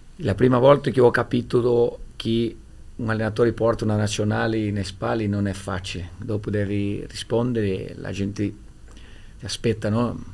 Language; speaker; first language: Italian; non-native, fluent; Portuguese